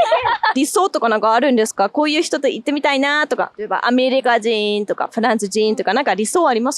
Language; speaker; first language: Japanese; non-native, fluent; English